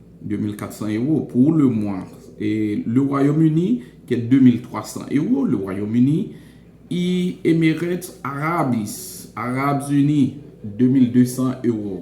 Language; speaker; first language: French; non-native, local second language; Haitian Creole